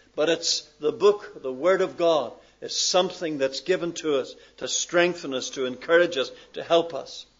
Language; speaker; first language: English; native; English